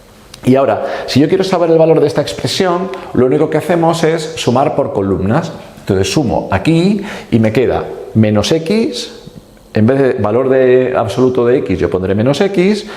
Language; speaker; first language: Spanish; native; Spanish